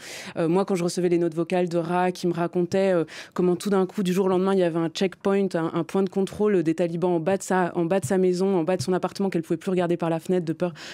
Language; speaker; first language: French; native; French